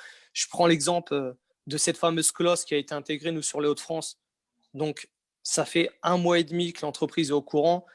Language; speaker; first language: French; native; French